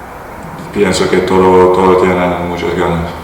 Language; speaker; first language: Spanish; non-native, learner; Dutch